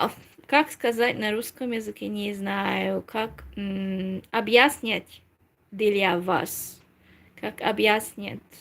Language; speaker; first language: Russian; non-native, learner; Hungarian